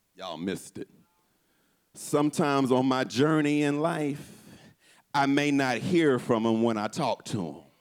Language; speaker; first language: English; native; English